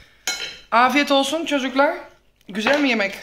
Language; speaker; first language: Turkish; non-native, learner; Dutch